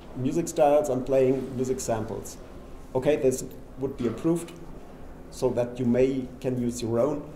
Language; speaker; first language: English; non-native, fluent; German